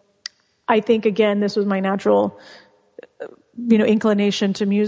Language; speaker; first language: English; early bilingual, other home language; Russian